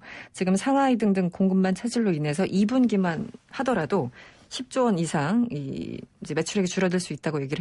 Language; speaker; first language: Korean; native; Korean